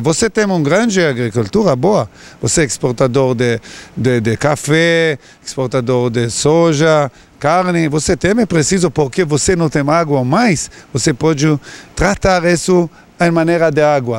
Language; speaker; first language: Portuguese; non-native, learner; Hebrew